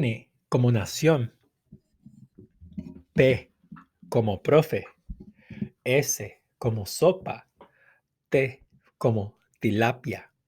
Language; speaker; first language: Spanish; non-native, fluent; English